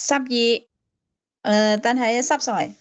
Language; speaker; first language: Cantonese; non-native, learner; Indonesian